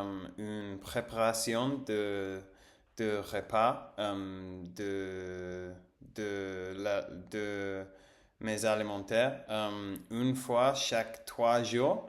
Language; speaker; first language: French; non-native, learner; English